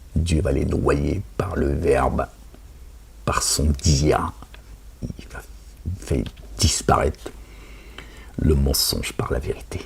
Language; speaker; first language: French; native; French